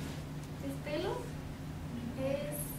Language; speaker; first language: Spanish; non-native, fluent; English